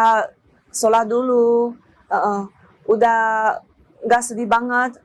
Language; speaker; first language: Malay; non-native, learner; Chinese